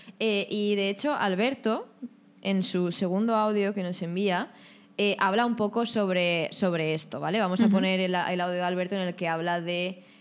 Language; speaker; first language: Spanish; native; Spanish